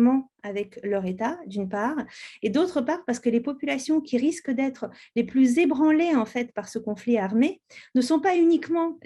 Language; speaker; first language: French; native; French